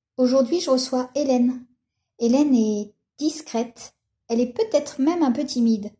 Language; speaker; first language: French; native; French